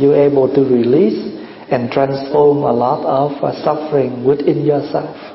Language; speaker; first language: English; non-native, fluent; Vietnamese